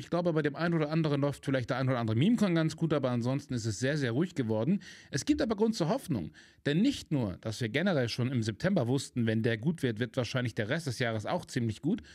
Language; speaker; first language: German; native; German